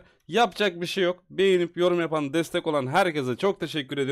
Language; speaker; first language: Turkish; native; Turkish